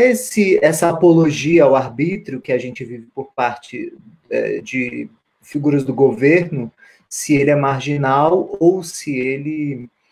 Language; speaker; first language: Portuguese; native; Portuguese